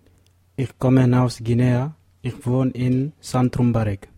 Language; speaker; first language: German; non-native, learner; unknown